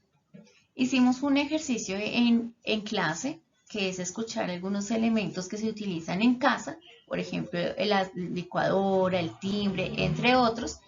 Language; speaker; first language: Spanish; native; Spanish